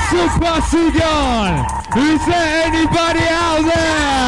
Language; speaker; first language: English; native; English